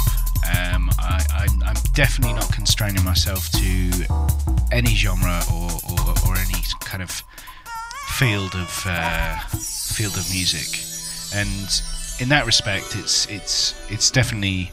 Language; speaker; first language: English; native; English